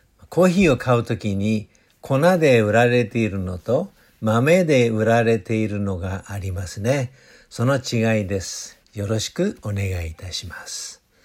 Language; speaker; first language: Japanese; native; Japanese